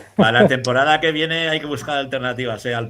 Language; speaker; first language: Spanish; native; Spanish